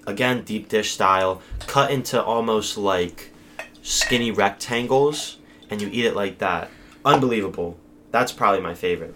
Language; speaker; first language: English; native; English